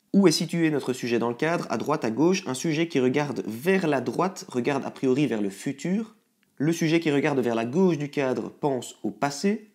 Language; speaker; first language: French; native; French